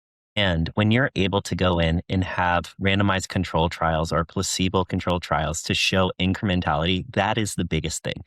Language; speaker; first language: English; native; English